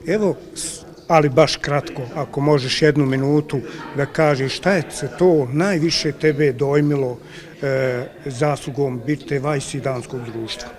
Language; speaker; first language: Bosnian; native; Bosnian